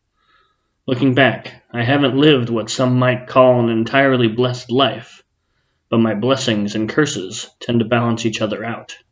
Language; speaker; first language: English; native; English